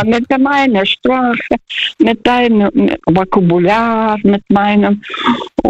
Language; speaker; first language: German; early bilingual, heritage; Russian